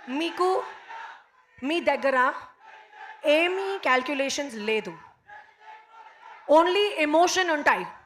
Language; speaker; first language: Telugu; non-native, local second language; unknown